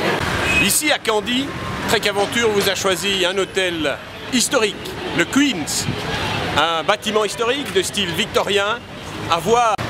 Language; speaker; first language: French; native; French